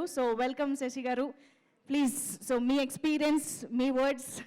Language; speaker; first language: Telugu; native; Telugu